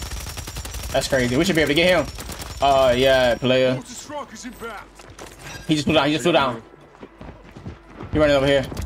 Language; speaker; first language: English; native; English